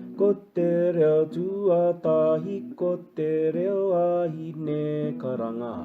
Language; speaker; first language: Māori; non-native, local second language; English